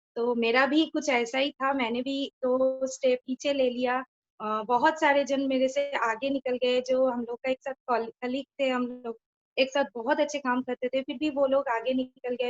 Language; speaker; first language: Hindi; non-native, local second language; Bangla